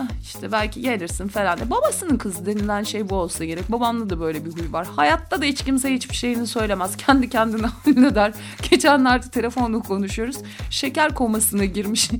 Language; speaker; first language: Turkish; native; Turkish